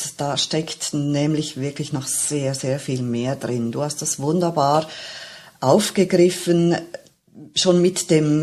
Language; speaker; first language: German; native; German